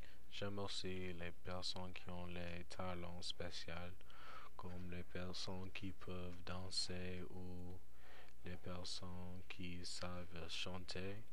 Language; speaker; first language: French; non-native, learner; English